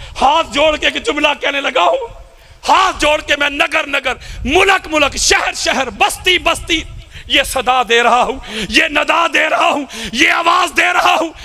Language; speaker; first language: Urdu; non-native, local second language; Punjabi